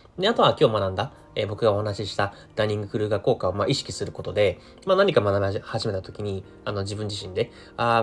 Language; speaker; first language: Japanese; native; Japanese